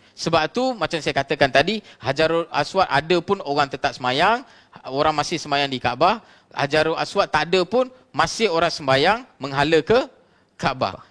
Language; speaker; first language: Malay; non-native, local second language; Tamil